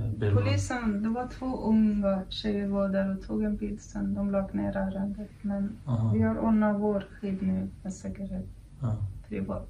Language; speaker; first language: Swedish; non-native, fluent; Kurdish